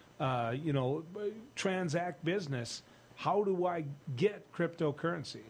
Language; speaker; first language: English; native; English